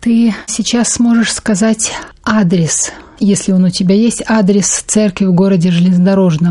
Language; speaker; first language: Russian; native; Russian